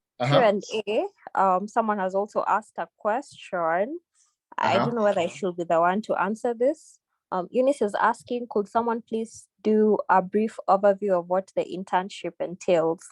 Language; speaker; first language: English; non-native, local second language; Swahili